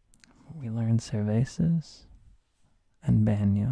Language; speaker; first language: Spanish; non-native, learner; English